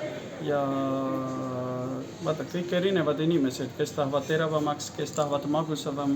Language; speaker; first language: Estonian; non-native, learner; Hindi